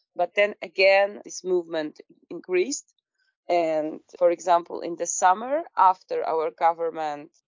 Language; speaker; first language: English; non-native, fluent; Polish